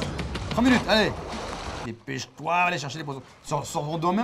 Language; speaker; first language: French; native; French